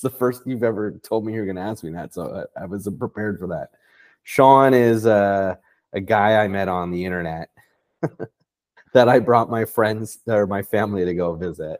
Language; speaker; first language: English; native; English